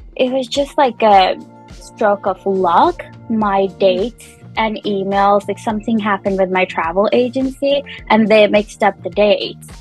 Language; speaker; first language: English; non-native, local second language; Punjabi